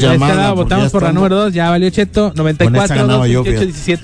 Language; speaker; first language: Spanish; native; Spanish